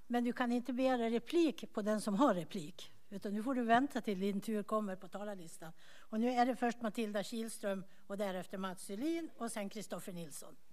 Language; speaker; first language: Swedish; native; Swedish